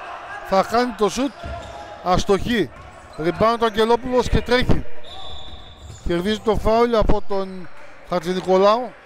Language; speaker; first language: Greek; native; Greek